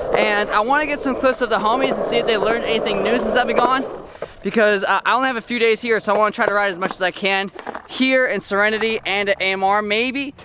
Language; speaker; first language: English; native; English